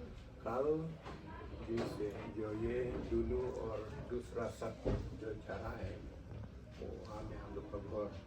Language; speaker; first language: Hindi; non-native, local second language; Khasi